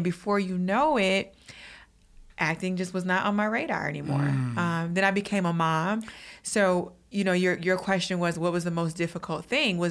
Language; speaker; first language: English; native; English